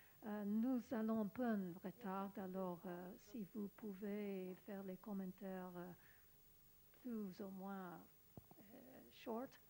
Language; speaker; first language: French; non-native, learner; English